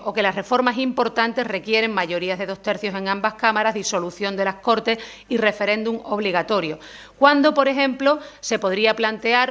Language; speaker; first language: Spanish; native; Spanish